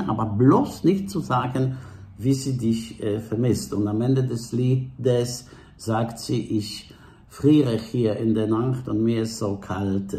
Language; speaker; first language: German; non-native, fluent; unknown